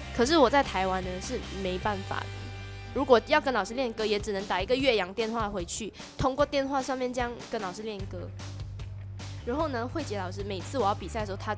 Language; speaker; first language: Chinese; native; Chinese